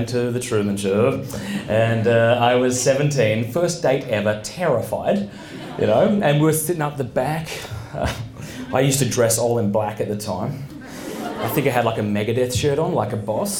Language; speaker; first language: English; native; English